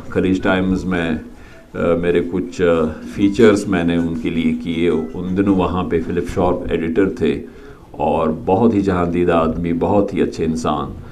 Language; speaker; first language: Urdu; non-native, local second language; Kashmiri